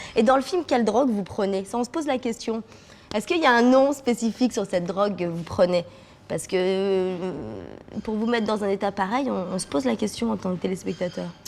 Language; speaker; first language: French; native; French